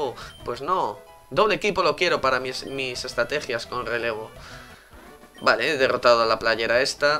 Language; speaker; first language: Spanish; native; Spanish